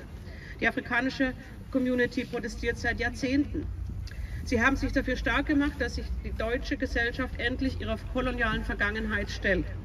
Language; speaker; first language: German; native; German